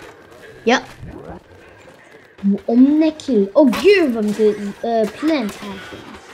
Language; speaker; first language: Swedish; non-native, learner; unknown